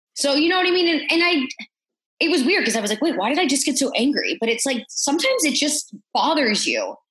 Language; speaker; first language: English; native; English